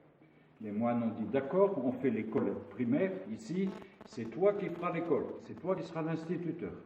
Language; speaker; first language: French; non-native, local second language; Arabic